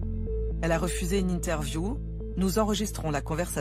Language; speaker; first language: French; native; French